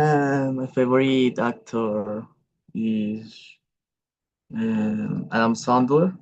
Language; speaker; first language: English; non-native, learner; Spanish